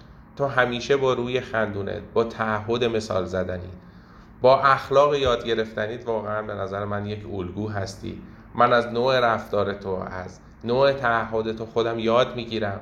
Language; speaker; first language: Persian; native; Persian